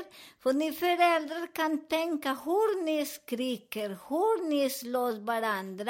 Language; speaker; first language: Swedish; non-native, learner; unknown